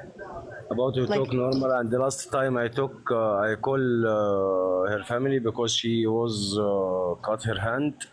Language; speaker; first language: English; non-native, learner; Arabic